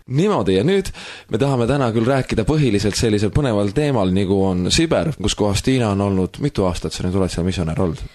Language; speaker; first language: Estonian; native; Estonian